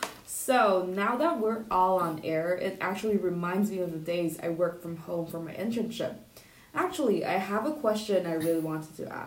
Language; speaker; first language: English; non-native, local second language; Cantonese